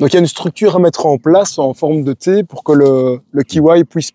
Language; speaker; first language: French; native; French